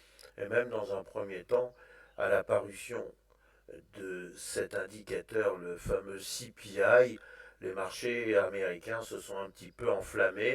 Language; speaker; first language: French; native; French